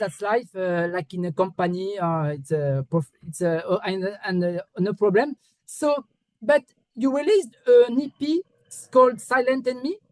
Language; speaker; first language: English; non-native, learner; French